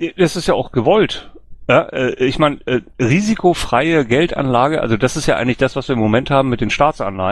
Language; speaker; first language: German; native; German